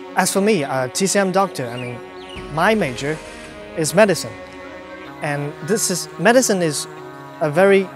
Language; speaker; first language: English; non-native, learner; Chinese